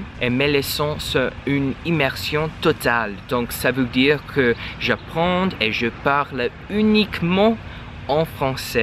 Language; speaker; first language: French; non-native, learner; English